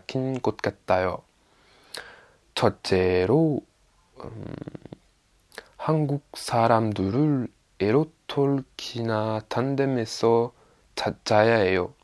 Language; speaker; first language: Korean; non-native, learner; French